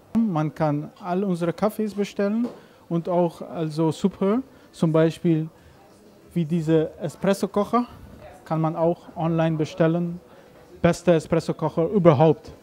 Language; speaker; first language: German; non-native, learner; Papiamento